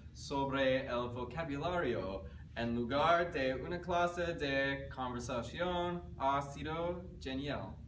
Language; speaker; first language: Spanish; non-native, learner; English